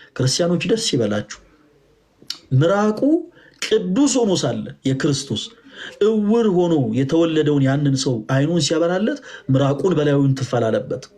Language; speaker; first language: Amharic; native; Amharic